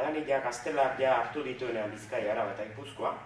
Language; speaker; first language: Basque; native; Basque